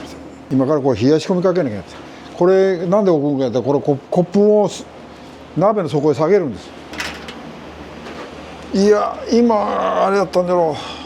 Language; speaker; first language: Japanese; native; Japanese